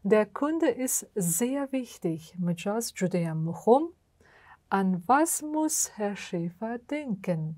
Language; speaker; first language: German; non-native, fluent; Uzbek